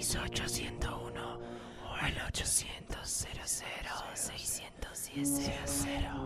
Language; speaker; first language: Spanish; native; Spanish